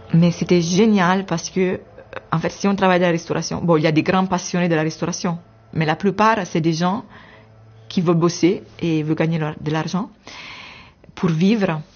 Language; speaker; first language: French; non-native, fluent; Italian